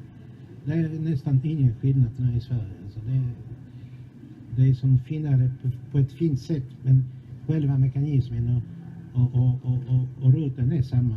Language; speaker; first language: Swedish; non-native, fluent; Polish